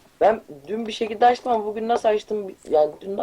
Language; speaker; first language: Turkish; native; Turkish